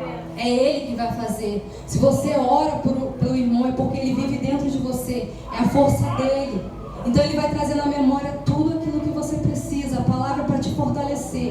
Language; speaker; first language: Portuguese; native; Portuguese